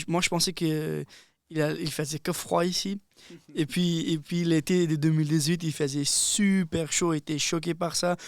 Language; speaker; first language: French; non-native, fluent; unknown